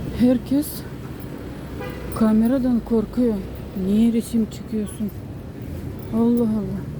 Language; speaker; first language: Turkish; non-native, fluent; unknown